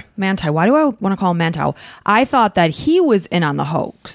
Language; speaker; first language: English; native; English